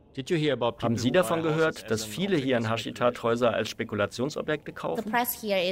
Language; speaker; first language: German; native; German